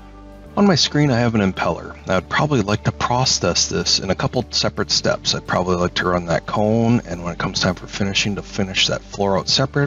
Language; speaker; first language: English; native; English